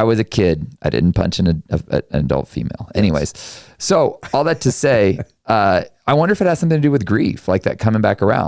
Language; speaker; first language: English; native; English